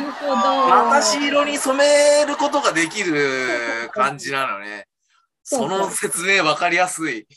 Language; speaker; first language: Japanese; native; Japanese